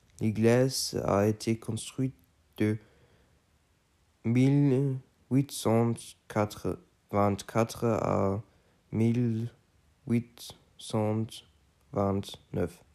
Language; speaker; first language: French; non-native, learner; German